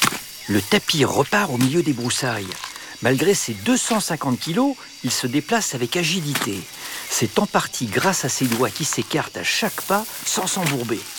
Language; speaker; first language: French; native; French